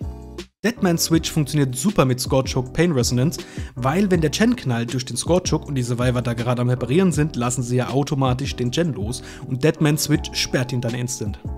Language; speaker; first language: German; native; German